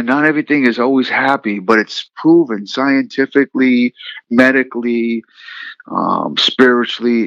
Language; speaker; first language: English; native; English